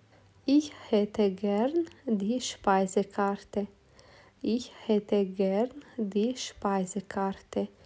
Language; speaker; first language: German; non-native, fluent; Romanian